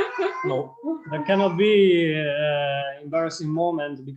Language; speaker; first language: English; non-native, learner; Italian